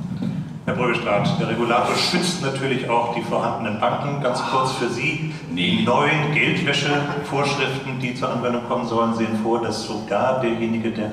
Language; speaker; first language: German; native; German